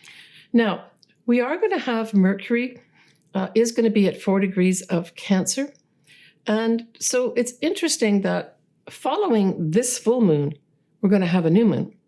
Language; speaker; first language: English; native; English